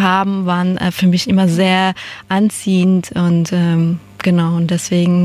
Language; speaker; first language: German; non-native, fluent; Persian